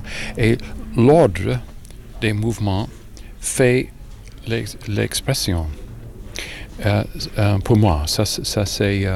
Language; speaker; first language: French; non-native, learner; English